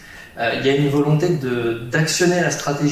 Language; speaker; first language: French; native; French